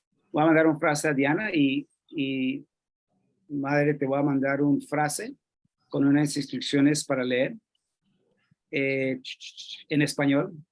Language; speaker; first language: Spanish; non-native, fluent; English